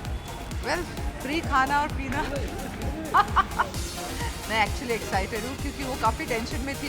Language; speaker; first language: Hindi; native; Hindi